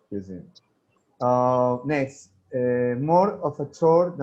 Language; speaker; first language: English; non-native, fluent; Spanish